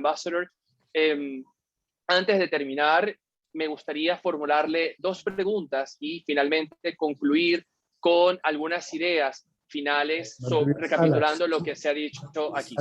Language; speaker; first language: Spanish; native; Spanish